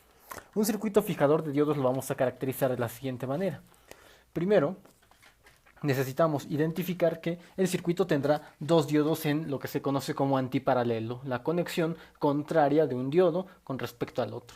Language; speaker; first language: Spanish; native; Spanish